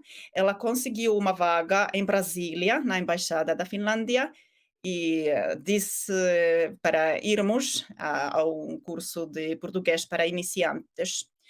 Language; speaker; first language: Portuguese; non-native, fluent; Finnish